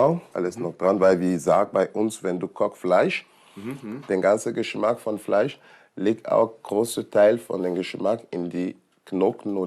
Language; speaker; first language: German; non-native, learner; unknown